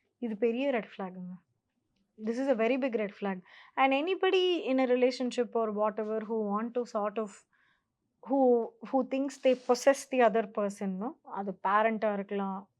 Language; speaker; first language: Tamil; native; Tamil